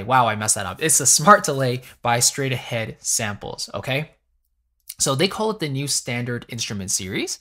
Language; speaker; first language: English; native; English